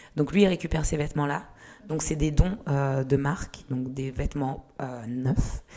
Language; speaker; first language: French; early bilingual, other home language; Kinyarwanda